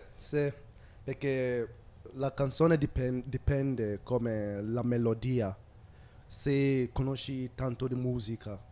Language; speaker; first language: Italian; non-native, learner; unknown